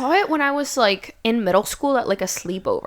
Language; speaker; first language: English; native; English